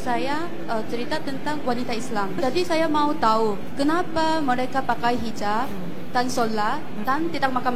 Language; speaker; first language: Indonesian; non-native, fluent; Korean